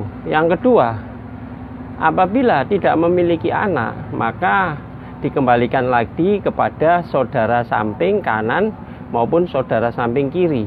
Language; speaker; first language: Indonesian; native; Indonesian